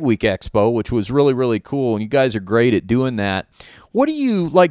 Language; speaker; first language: English; native; English